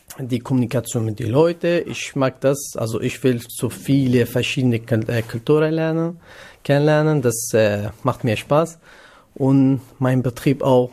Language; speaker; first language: German; non-native, learner; Kurdish